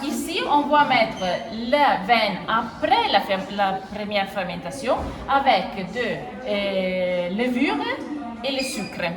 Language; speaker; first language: French; non-native, fluent; Italian